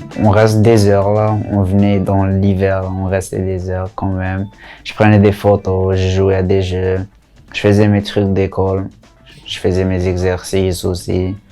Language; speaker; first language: French; early bilingual, other home language; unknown